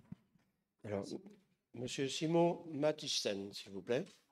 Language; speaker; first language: French; native; French